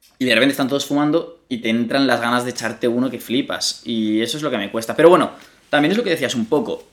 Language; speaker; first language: Spanish; native; Spanish